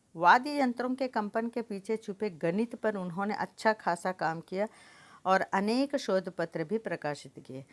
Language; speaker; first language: Hindi; non-native, local second language; Telugu